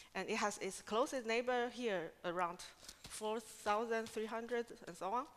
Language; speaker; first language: English; non-native, fluent; Chinese